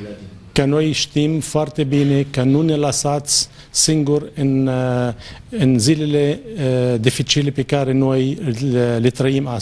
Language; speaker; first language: Romanian; non-native, fluent; Arabic